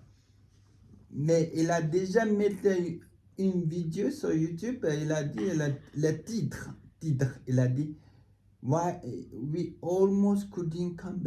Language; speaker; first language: French; non-native, learner; Tibetan